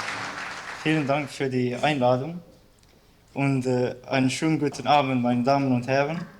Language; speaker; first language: German; early bilingual, other home language; Bosnian